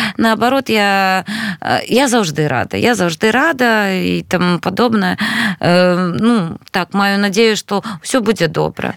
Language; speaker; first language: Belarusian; non-native, local second language; Russian